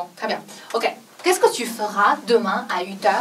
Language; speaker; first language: French; non-native, fluent; Chinese